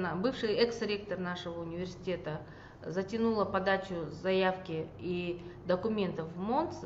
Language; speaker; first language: Russian; non-native, local second language; Kazakh